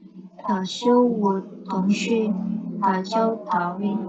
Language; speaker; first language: Chinese; non-native, learner; Indonesian